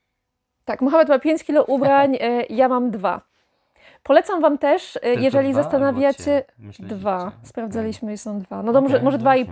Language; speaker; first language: Polish; native; Polish